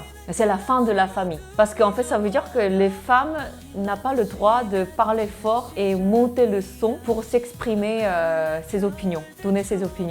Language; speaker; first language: French; non-native, fluent; Korean